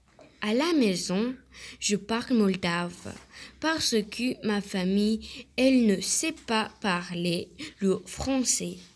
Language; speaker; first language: French; early bilingual, other home language; Romanian